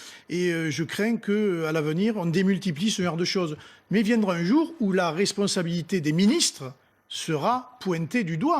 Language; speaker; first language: French; native; French